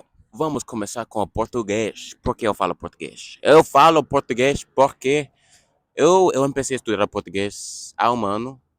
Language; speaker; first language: Portuguese; non-native, fluent; English